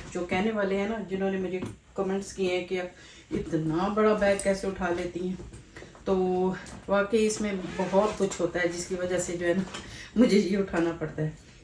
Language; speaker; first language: Urdu; native; Urdu